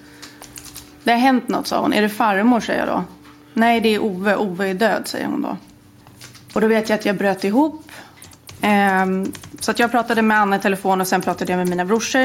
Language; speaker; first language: Swedish; native; Swedish